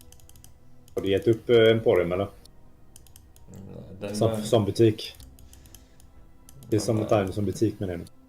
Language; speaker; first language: Swedish; native; Swedish